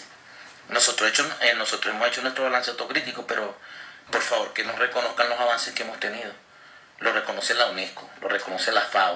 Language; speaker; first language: Spanish; native; Spanish